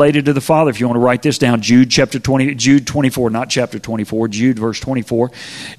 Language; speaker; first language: English; native; English